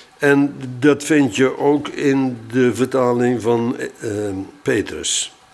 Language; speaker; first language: Dutch; native; Dutch